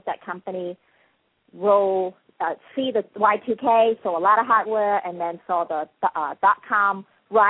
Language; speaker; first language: English; non-native, local second language; Cantonese